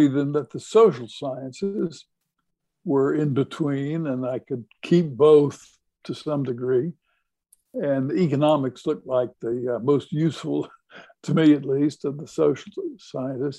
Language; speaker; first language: English; native; English